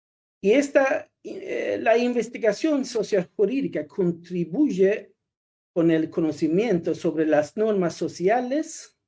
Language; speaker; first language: Spanish; non-native, fluent; Swedish